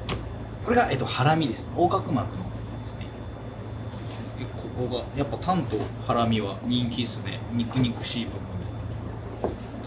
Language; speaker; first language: Japanese; native; Japanese